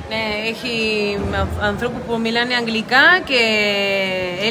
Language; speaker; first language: Greek; early bilingual, heritage; Greek